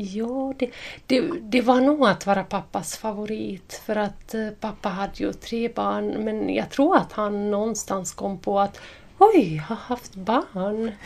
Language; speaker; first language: Swedish; native; Swedish